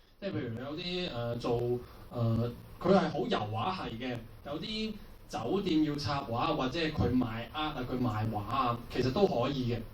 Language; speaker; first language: Cantonese; native; Cantonese